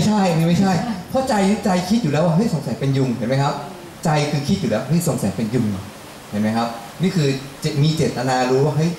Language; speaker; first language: Thai; native; Thai